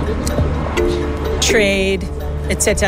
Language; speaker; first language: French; non-native, learner; English